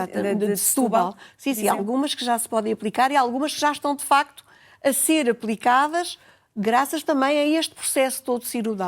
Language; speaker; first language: Portuguese; native; Portuguese